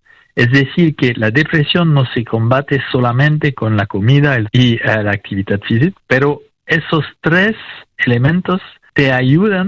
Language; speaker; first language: Spanish; non-native, fluent; French